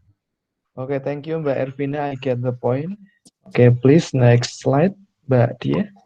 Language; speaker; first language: English; non-native, fluent; Indonesian